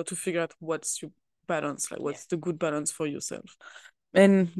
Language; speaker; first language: English; non-native, fluent; French